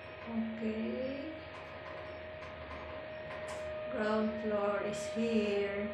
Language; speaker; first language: English; non-native, learner; Filipino